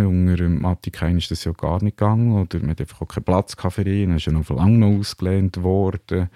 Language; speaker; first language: German; native; German